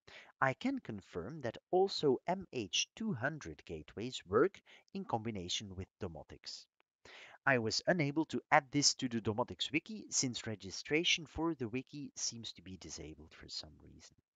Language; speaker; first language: English; non-native, fluent; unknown